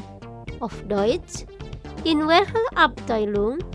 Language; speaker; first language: German; non-native, fluent; Indonesian